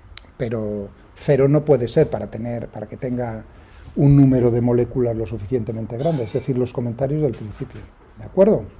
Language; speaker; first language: Spanish; native; Spanish